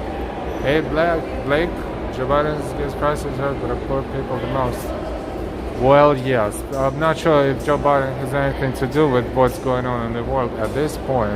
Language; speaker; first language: English; non-native, fluent; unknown